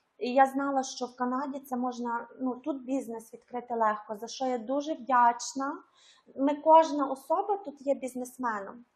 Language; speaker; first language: Ukrainian; native; Ukrainian